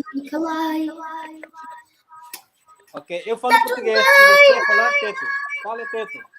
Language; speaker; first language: Portuguese; non-native, local second language; Tetum